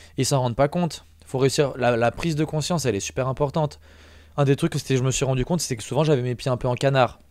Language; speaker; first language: French; native; French